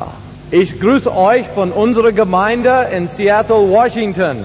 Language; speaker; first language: German; non-native, learner; English